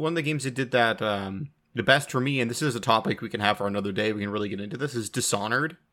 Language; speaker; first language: English; native; English